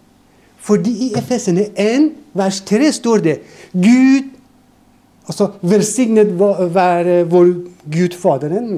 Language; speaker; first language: Norwegian; non-native, fluent; Persian